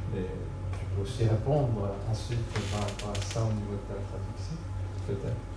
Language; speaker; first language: French; native; French